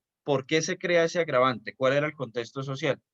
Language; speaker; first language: Spanish; native; Spanish